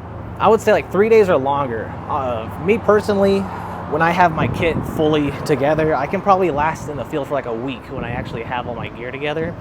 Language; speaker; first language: English; native; English